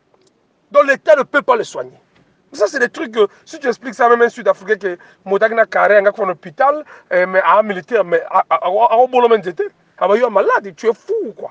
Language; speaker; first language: French; non-native, local second language; Lingala